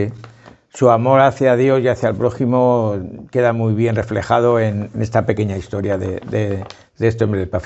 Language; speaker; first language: Spanish; native; Spanish